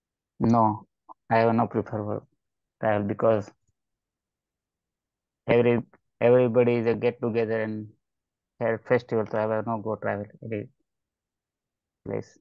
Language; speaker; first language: English; non-native, learner; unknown